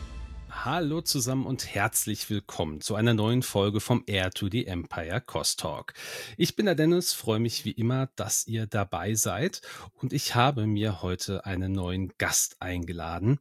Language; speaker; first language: German; native; German